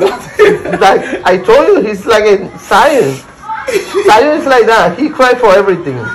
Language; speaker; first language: English; non-native, learner; Spanish